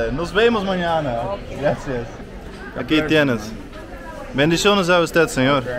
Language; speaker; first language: Spanish; non-native, learner; Dutch